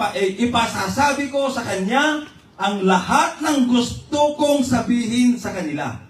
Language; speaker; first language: Filipino; non-native, local second language; Iloko